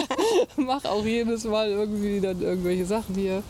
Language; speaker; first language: German; native; German